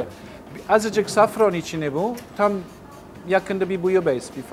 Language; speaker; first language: Turkish; non-native, learner; English